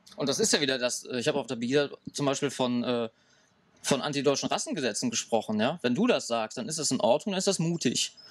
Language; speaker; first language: German; native; German